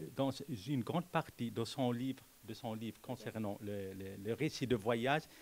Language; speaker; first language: French; non-native, local second language; Arabic